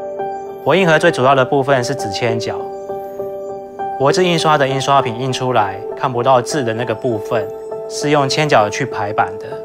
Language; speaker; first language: Chinese; native; Chinese